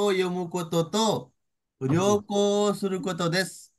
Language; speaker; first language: Japanese; non-native, fluent; Nepali